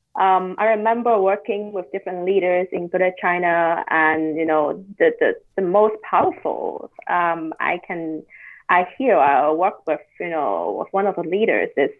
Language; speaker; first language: English; non-native, local second language; Cantonese